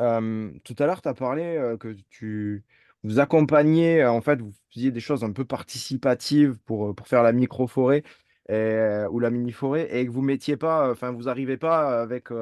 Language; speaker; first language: French; native; French